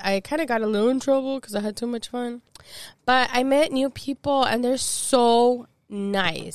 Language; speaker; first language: English; early bilingual, other home language; Spanish